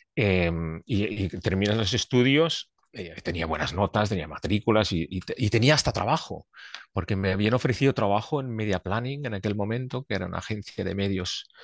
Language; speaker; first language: Spanish; non-native, fluent; Swiss German